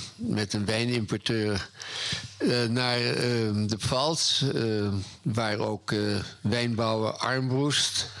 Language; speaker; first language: Dutch; native; Dutch